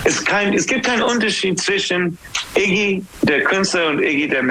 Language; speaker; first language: German; non-native, fluent; English